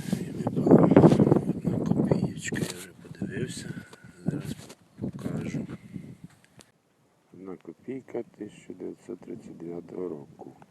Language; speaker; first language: Ukrainian; native; Ukrainian